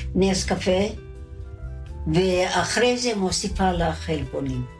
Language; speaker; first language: Hebrew; non-native, fluent; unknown